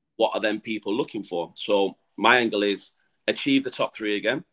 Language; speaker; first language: English; native; English